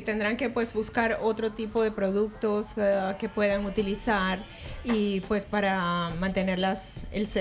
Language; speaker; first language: Spanish; native; Spanish